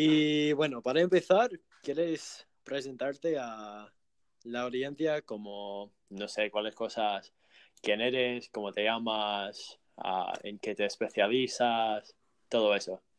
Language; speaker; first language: Spanish; non-native, fluent; English